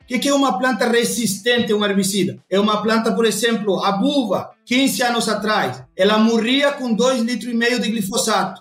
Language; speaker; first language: Portuguese; non-native, fluent; Spanish